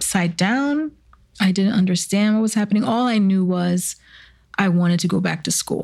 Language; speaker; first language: English; native; English